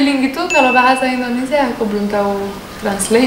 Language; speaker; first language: Indonesian; non-native, learner; Russian